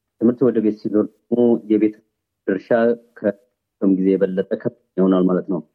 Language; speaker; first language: Amharic; native; Amharic